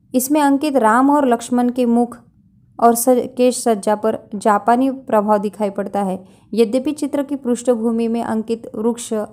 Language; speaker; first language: Hindi; non-native, local second language; Marathi